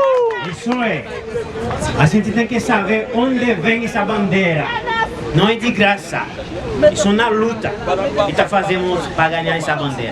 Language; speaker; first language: Portuguese; non-native, learner; Haitian Creole